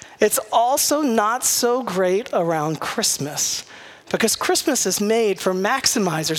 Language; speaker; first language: English; native; English